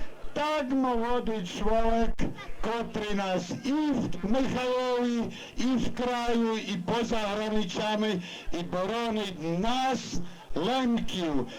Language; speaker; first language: Polish; non-native, local second language; Rusyn